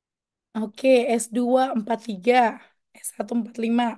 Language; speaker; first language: Indonesian; native; Indonesian